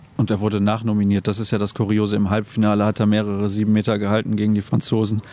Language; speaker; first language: German; native; German